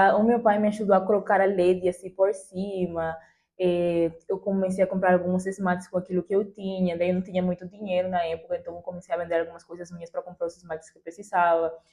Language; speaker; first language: Portuguese; non-native, fluent; Spanish